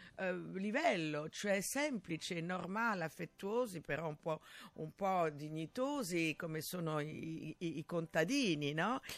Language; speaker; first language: Italian; non-native, fluent; French